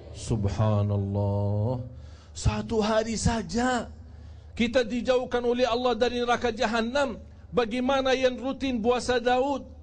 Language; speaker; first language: Indonesian; non-native, fluent; Arabic